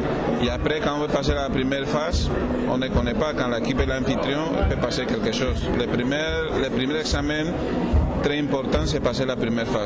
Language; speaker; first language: French; non-native, learner; Spanish